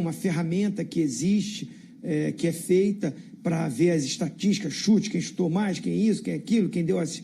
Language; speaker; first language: Portuguese; native; Portuguese